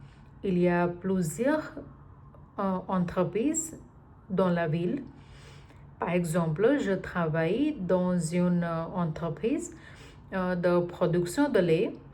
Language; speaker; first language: French; non-native, learner; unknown